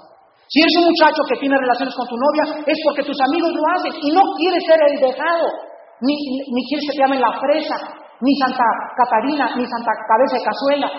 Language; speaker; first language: Spanish; native; Spanish